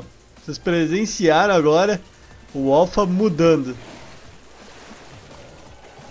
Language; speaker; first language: Portuguese; native; Portuguese